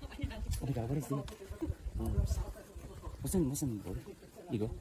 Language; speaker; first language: English; non-native, local second language; Korean